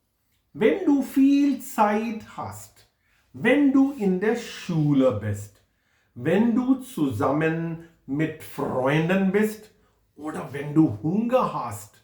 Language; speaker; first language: German; non-native, fluent; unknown